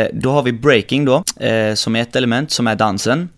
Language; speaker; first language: Swedish; early bilingual, other home language; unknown